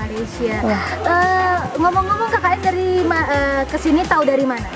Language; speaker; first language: Indonesian; native; Indonesian